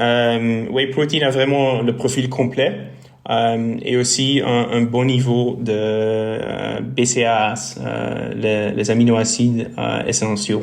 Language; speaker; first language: French; non-native, local second language; Dutch